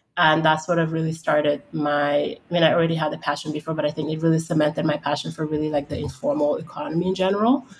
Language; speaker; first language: English; early bilingual, heritage; English